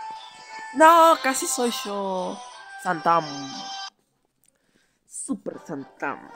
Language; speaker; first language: Spanish; native; Spanish